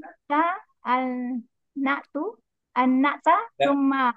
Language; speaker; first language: Arabic; non-native, learner; Indonesian